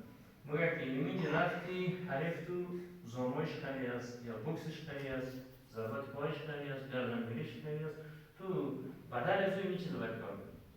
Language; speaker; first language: Persian; native; Persian